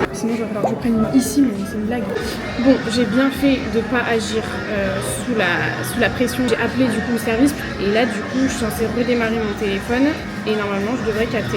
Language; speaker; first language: French; native; French